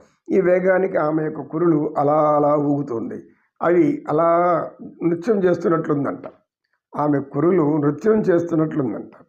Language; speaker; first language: Telugu; native; Telugu